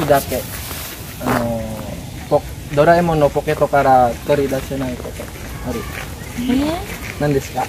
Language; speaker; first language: Japanese; non-native, learner; Indonesian